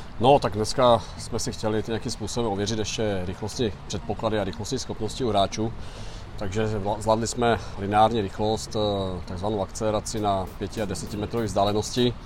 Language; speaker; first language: Czech; native; Czech